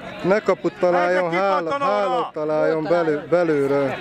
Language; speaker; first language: Hungarian; native; Hungarian